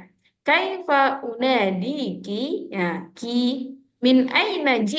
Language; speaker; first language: Arabic; non-native, fluent; Indonesian